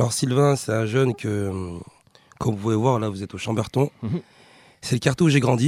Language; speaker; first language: French; native; French